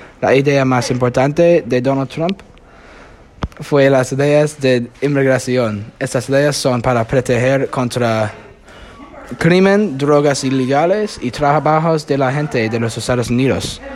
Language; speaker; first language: Spanish; non-native, learner; English